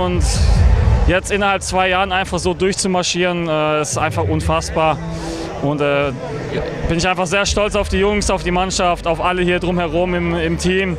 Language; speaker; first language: German; native; German